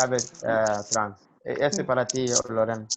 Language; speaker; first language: Spanish; non-native, learner; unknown